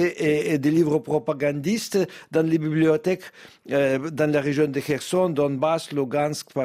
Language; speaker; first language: French; non-native, fluent; Russian